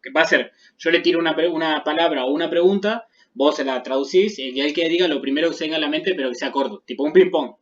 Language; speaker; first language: Spanish; native; Spanish